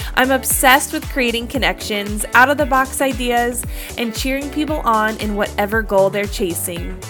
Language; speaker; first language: English; non-native, fluent; Spanish